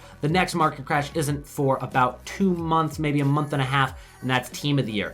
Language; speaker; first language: English; native; English